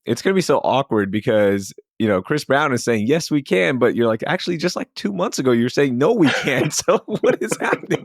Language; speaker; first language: English; native; English